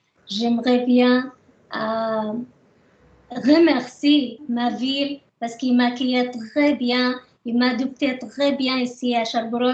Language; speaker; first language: French; non-native, learner; Arabic